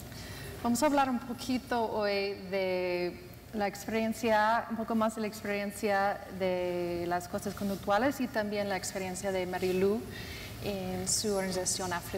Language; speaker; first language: Spanish; non-native, fluent; English